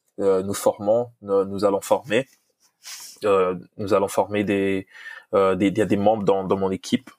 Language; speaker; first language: French; non-native, local second language; Lingala